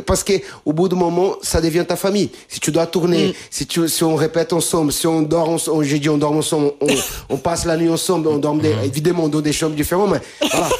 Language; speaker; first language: French; non-native, fluent; Portuguese